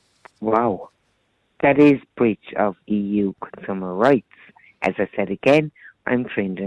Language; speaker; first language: English; native; English